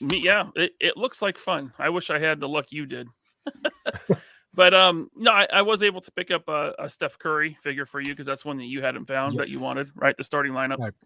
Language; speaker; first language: English; native; English